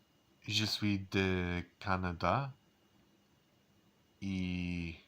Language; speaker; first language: French; non-native, learner; English